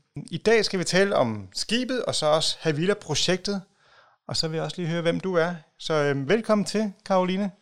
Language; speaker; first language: Danish; native; Danish